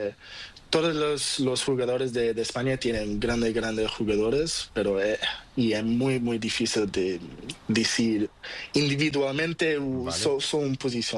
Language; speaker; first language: Spanish; non-native, learner; Portuguese